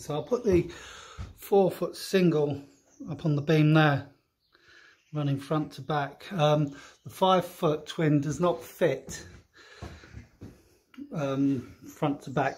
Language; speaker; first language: English; native; English